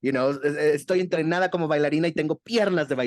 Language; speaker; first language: Spanish; native; Spanish